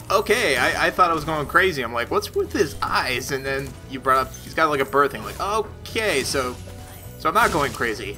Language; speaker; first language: English; native; English